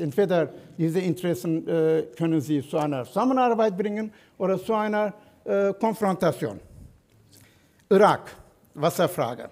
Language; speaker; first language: German; non-native, fluent; Turkish